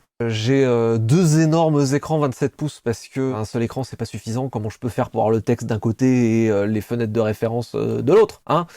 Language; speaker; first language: French; native; French